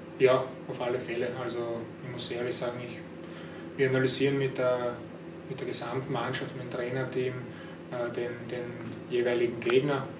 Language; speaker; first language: German; early bilingual, other home language; Croatian